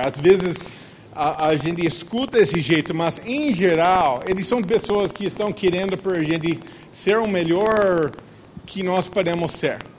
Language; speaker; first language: Portuguese; non-native, fluent; English